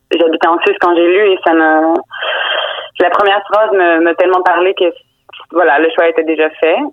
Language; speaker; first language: French; native; French